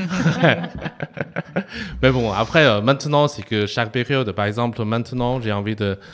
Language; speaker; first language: French; non-native, fluent; Chinese